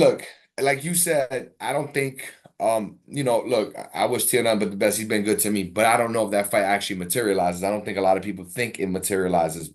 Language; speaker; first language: English; native; English